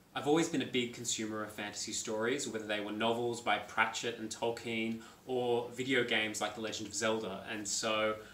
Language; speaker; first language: English; native; English